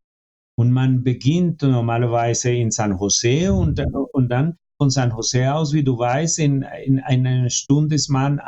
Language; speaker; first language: German; non-native, fluent; Spanish